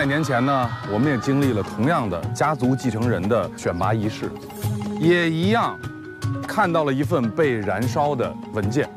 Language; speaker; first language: Chinese; native; Chinese